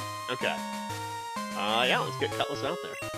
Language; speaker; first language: English; native; English